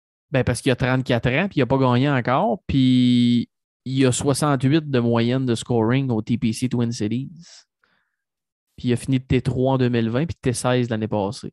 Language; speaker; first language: French; native; French